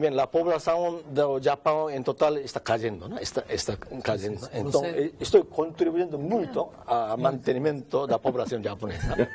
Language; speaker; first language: Portuguese; non-native, learner; Japanese